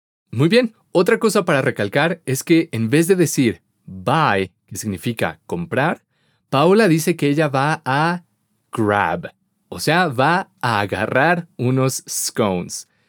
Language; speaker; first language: Spanish; native; Spanish